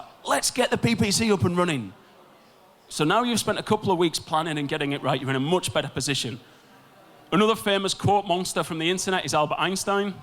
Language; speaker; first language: English; native; English